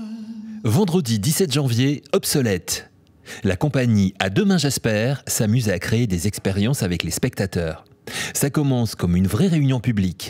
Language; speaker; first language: French; native; French